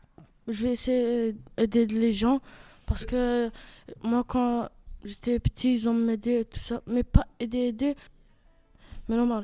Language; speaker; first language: French; non-native, learner; Arabic